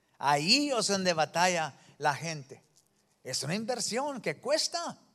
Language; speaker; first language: Spanish; early bilingual, heritage; Spanish